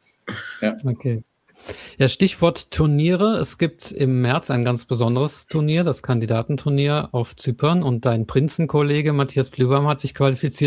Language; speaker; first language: German; native; German